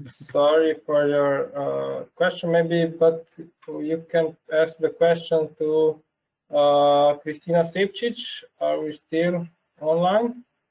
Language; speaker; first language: English; non-native, fluent; Slovenian